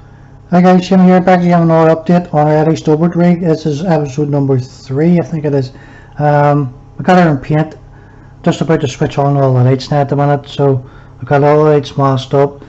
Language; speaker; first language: English; native; English